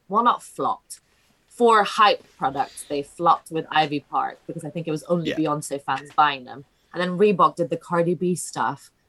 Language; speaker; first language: English; non-native, fluent; Italian